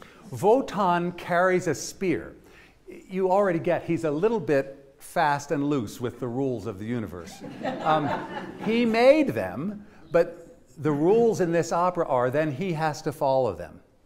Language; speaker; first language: English; native; English